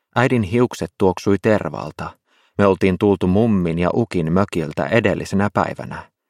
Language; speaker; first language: Finnish; native; Finnish